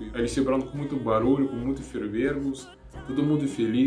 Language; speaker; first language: Portuguese; non-native, learner; Russian